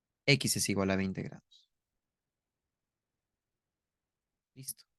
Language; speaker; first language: Spanish; native; Spanish